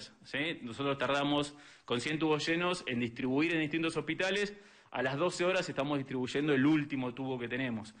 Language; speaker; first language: Spanish; native; Spanish